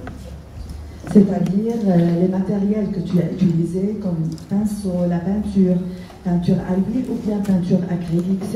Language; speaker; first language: French; non-native, local second language; Arabic